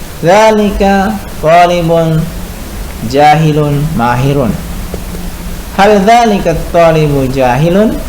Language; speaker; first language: Arabic; non-native, fluent; Indonesian